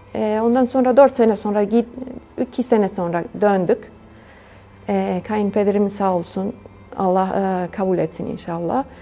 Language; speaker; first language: Turkish; non-native, fluent; Spanish